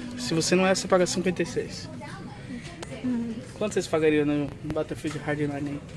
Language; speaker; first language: Portuguese; native; Portuguese